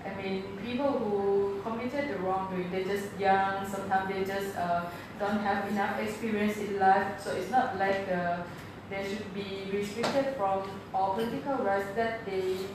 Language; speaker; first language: English; non-native, fluent; Thai